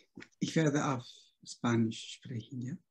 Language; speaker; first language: German; non-native, fluent; Spanish